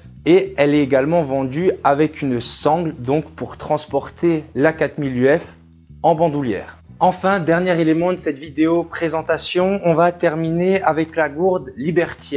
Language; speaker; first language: French; native; French